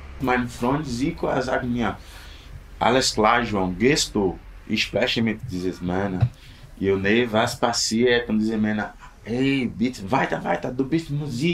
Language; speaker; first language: German; non-native, learner; Portuguese